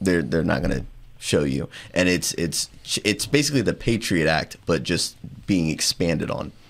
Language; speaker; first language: English; native; English